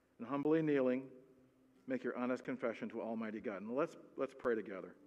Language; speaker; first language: English; native; English